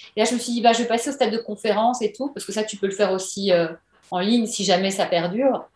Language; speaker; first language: French; native; French